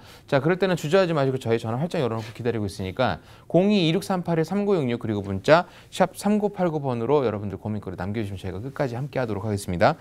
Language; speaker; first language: Korean; native; Korean